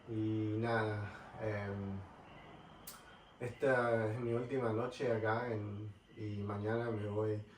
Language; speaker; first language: Spanish; non-native, fluent; English